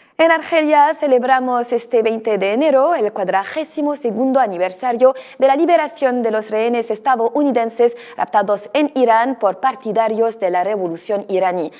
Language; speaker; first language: Spanish; non-native, fluent; Arabic